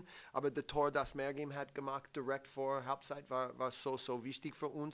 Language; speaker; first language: German; non-native, learner; English